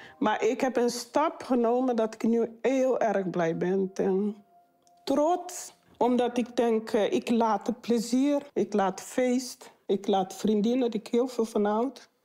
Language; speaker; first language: Dutch; non-native, fluent; Kabuverdianu